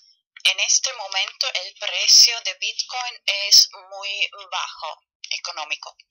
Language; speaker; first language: Spanish; non-native, fluent; German